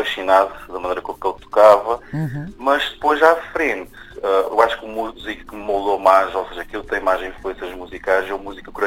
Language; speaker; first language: Portuguese; native; Portuguese